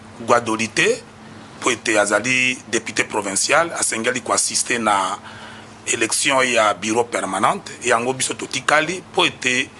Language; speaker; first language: Lingala; non-native, local second language; Mongo